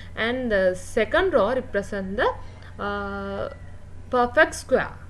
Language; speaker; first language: English; non-native, local second language; Sinhala